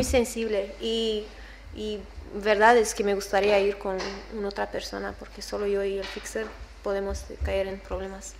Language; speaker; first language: Spanish; non-native, learner; English